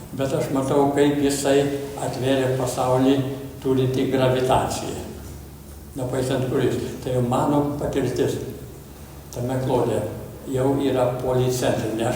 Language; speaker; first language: Lithuanian; early bilingual, heritage; Lithuanian